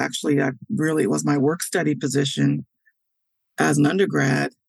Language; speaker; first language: English; native; English